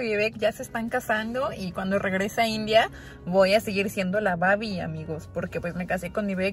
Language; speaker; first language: Spanish; native; Spanish